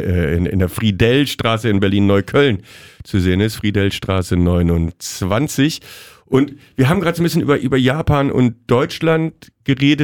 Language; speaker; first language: German; native; German